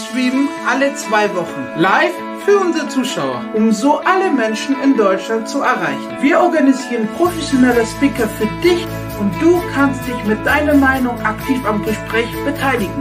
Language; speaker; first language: German; non-native, fluent; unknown